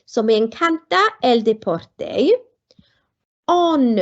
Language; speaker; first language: Spanish; non-native, fluent; Welsh